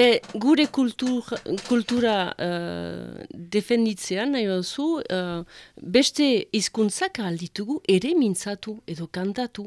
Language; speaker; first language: Basque; early bilingual, heritage; Basque